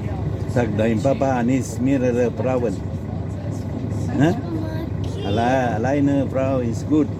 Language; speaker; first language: German; non-native, learner; Filipino